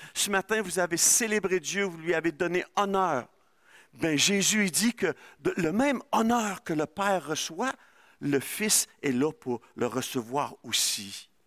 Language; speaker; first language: French; native; French